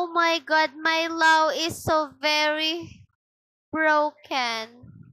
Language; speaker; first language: English; non-native, local second language; Filipino